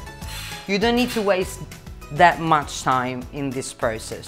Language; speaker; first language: English; non-native, fluent; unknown